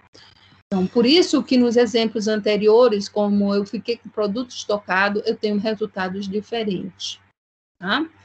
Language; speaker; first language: Portuguese; native; Portuguese